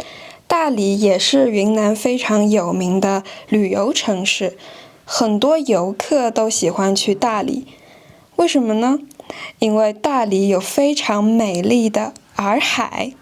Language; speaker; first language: Chinese; non-native, fluent; French